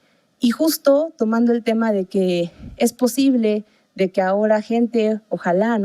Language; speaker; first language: Spanish; native; Spanish